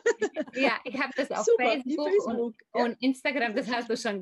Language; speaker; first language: German; non-native, fluent; Slovak